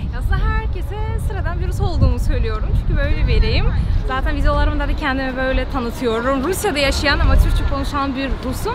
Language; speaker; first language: Turkish; non-native, fluent; Russian